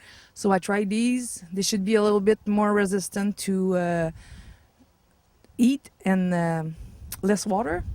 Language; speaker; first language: English; non-native, local second language; French